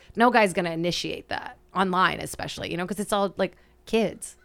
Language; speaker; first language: English; non-native, fluent; Portuguese